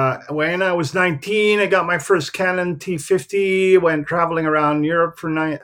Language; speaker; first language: English; native; English